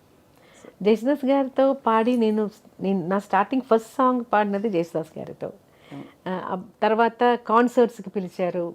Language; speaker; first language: Telugu; non-native, local second language; Malayalam